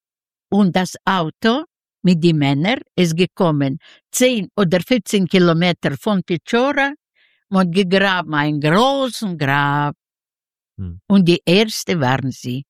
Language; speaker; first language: German; non-native, learner; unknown